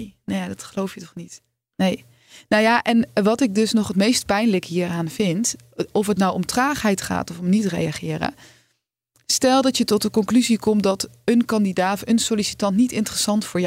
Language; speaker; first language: Dutch; native; Dutch